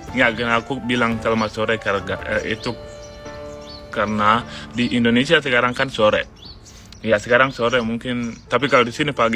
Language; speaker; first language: Indonesian; non-native, fluent; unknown